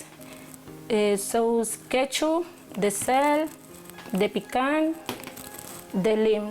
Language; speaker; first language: French; non-native, learner; Spanish